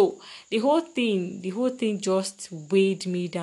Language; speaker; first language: English; non-native, local second language; Yoruba